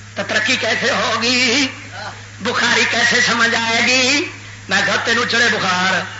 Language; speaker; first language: Urdu; non-native, local second language; Punjabi